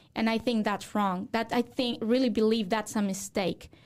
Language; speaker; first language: English; non-native, fluent; Spanish